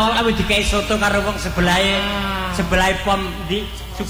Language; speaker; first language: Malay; non-native, local second language; Javanese